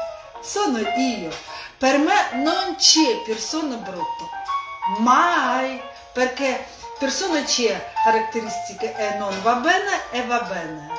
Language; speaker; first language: Italian; non-native, learner; Russian